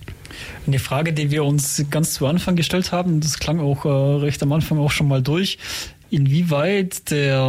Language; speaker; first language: German; native; German